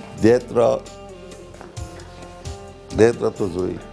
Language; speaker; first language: Greek; non-native, learner; Persian